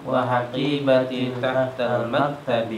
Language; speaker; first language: Arabic; non-native, learner; Indonesian